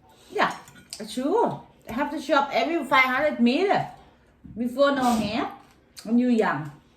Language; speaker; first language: English; non-native, learner; Thai